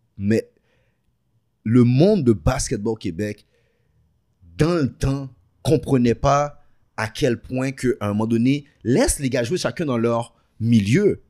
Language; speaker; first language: French; early bilingual, other home language; Haitian Creole